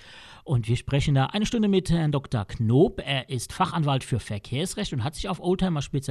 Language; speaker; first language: German; native; German